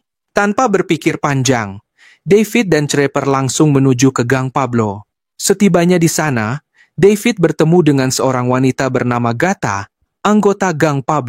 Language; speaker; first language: Indonesian; native; Indonesian